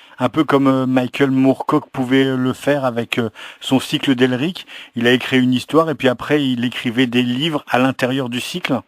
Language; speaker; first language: French; native; French